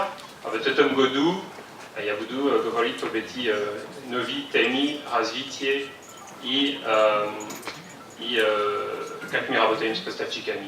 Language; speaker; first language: Russian; non-native, fluent; French